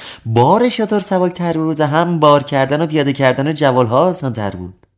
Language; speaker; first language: Persian; native; Persian